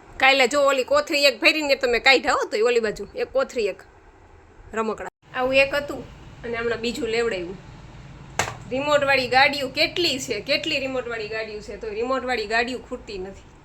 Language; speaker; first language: Gujarati; native; Gujarati